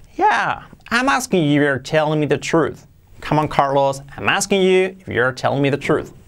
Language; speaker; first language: English; non-native, fluent; Spanish